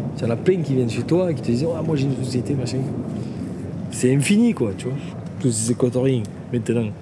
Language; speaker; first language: French; native; French